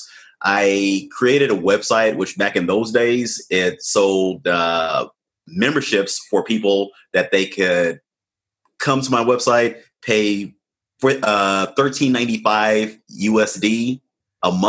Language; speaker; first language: English; native; English